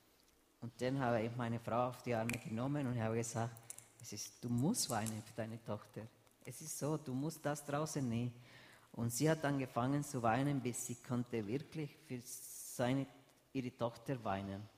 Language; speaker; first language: German; non-native, fluent; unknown